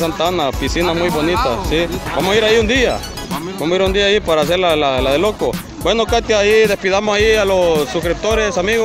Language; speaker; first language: Spanish; native; Spanish